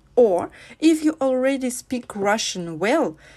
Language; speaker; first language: English; non-native, fluent; Russian